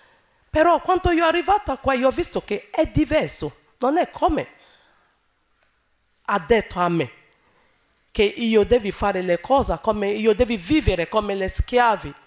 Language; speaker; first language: Italian; non-native, learner; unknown